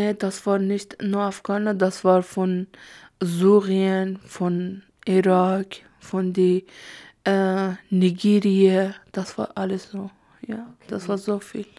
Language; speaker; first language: German; non-native, learner; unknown